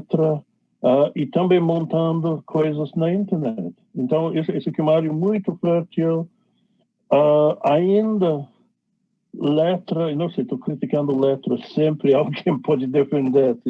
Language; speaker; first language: Portuguese; non-native, fluent; English